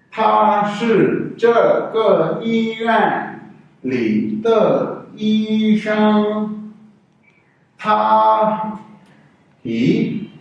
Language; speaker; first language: Chinese; non-native, fluent; Urdu